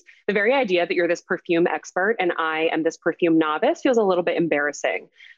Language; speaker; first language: English; native; English